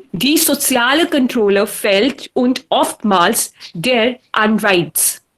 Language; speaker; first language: German; non-native, learner; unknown